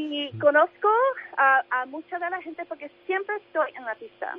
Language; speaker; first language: Spanish; early bilingual, heritage; English